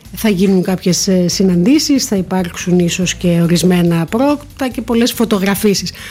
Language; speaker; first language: Greek; native; Greek